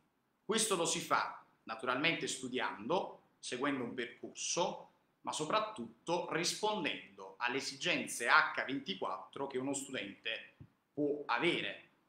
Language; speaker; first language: Italian; native; Italian